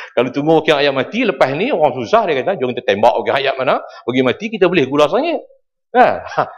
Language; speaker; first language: Malay; native; Malay